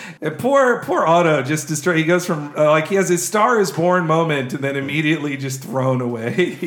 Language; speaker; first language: English; native; English